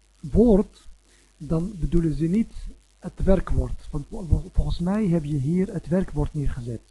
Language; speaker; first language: Dutch; non-native, fluent; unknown